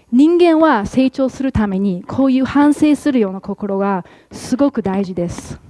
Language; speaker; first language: Japanese; non-native, fluent; English